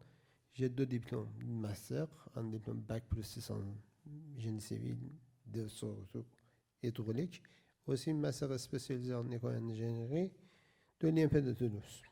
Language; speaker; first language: French; non-native, learner; Persian